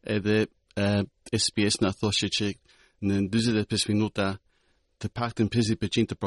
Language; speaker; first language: Albanian; early bilingual, heritage; Albanian